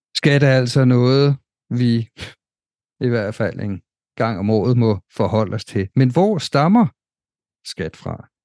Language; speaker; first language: Danish; native; Danish